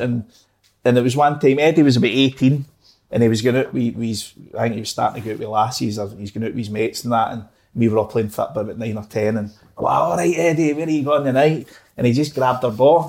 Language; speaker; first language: English; native; English